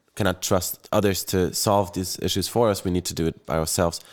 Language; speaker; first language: English; non-native, fluent; German